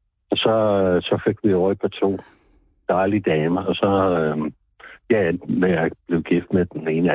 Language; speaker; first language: Danish; non-native, fluent; English